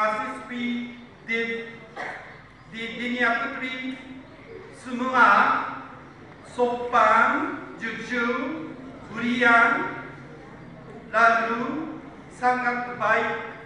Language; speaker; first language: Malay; non-native, learner; Japanese